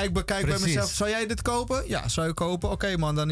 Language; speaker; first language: Dutch; native; Dutch